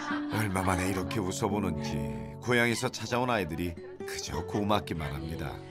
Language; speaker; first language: Korean; native; Korean